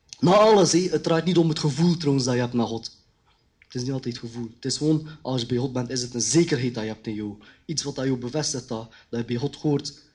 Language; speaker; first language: Dutch; early bilingual, other home language; Khmer